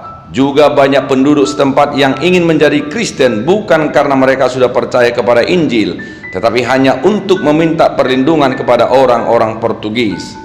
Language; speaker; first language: Indonesian; native; Indonesian